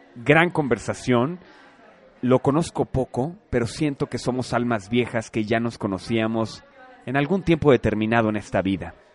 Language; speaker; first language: Spanish; native; Spanish